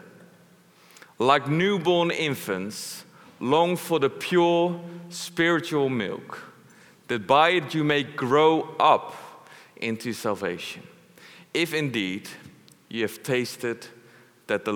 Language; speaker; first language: English; non-native, fluent; Dutch